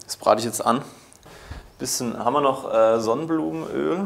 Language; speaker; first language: German; native; German